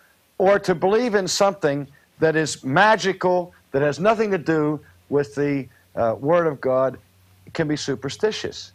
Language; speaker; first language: English; native; English